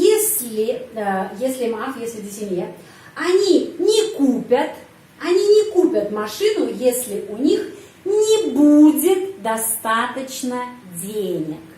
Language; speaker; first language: Russian; non-native, fluent; Indonesian